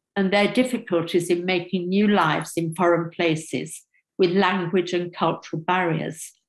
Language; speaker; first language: English; native; English